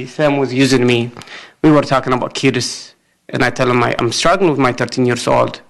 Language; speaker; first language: English; non-native, fluent; Amharic